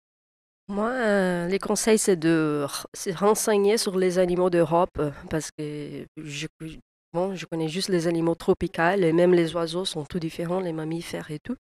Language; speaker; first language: French; non-native, fluent; Portuguese